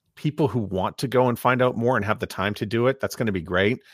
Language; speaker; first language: English; native; English